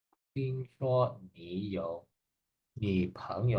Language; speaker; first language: Chinese; non-native, learner; Indonesian